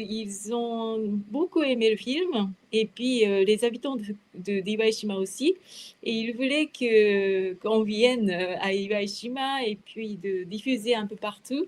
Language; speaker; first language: French; non-native, fluent; Japanese